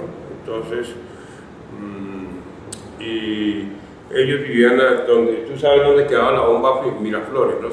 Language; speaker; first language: Spanish; native; Spanish